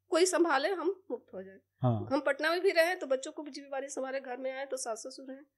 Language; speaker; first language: Hindi; native; Hindi